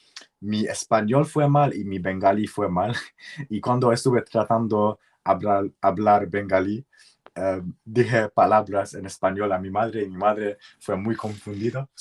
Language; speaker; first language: Spanish; non-native, learner; English